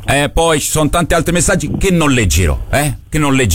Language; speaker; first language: Italian; native; Italian